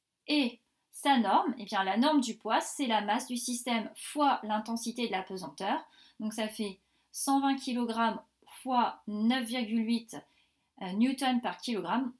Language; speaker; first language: French; native; French